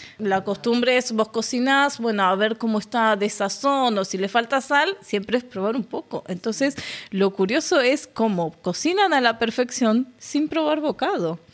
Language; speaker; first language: Spanish; native; Spanish